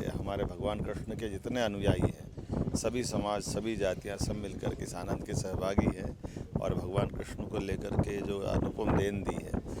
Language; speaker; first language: Hindi; native; Hindi